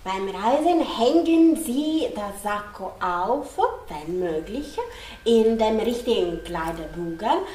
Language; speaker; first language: German; non-native, learner; Italian